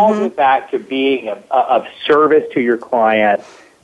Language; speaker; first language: English; native; English